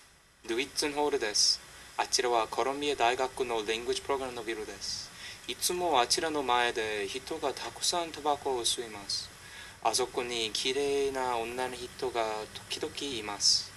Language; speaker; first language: Japanese; non-native, learner; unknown